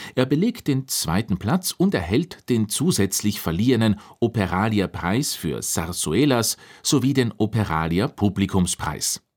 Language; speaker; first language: German; non-native, fluent; Spanish